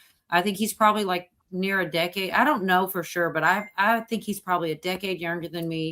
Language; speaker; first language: English; native; English